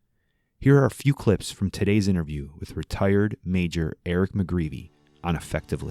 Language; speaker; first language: English; native; English